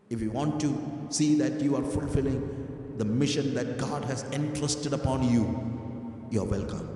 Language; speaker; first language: English; non-native, local second language; Malayalam